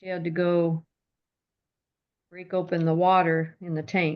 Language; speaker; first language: English; native; English